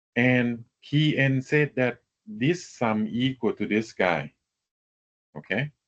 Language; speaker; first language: English; non-native, fluent; Thai